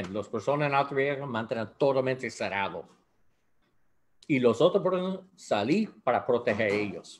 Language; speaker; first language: Spanish; non-native, learner; English